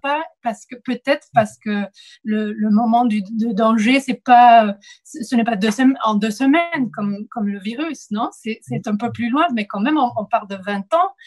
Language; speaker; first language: French; non-native, fluent; Spanish